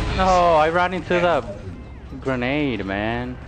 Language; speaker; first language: English; native; English